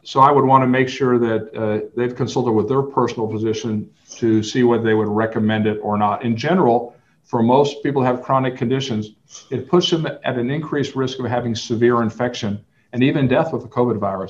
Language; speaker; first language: English; native; English